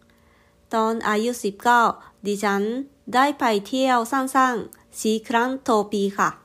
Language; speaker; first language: Thai; non-native, fluent; Japanese